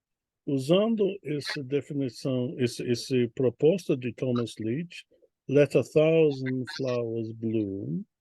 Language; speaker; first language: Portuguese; non-native, fluent; English